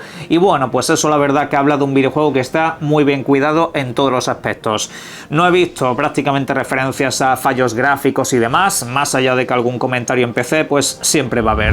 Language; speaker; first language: Spanish; native; Spanish